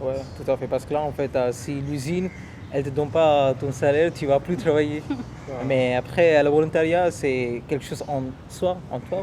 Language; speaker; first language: French; non-native, fluent; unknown